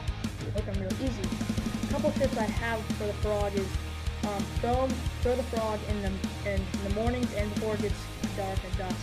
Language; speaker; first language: English; native; English